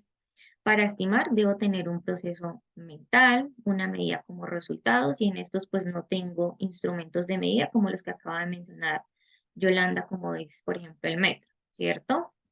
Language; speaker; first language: Spanish; native; Spanish